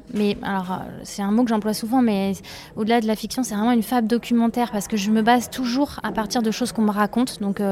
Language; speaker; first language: French; native; French